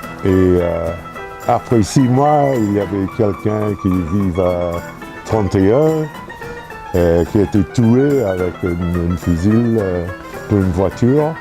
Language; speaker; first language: French; non-native, fluent; English